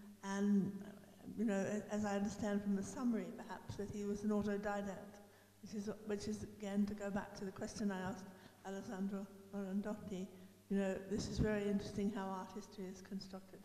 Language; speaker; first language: English; native; English